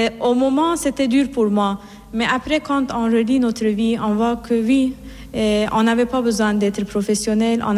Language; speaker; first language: French; non-native, fluent; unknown